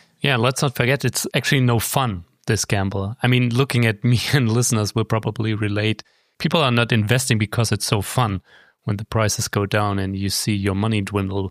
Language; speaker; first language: English; non-native, fluent; German